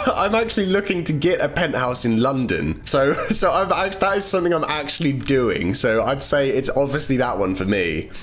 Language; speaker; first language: English; native; English